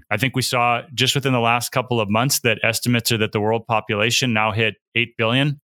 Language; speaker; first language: English; native; English